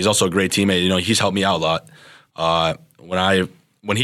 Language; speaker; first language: English; early bilingual, other home language; Serbian